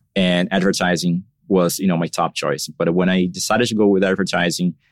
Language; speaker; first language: English; non-native, fluent; Portuguese